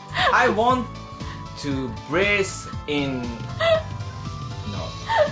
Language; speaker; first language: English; non-native, learner; Japanese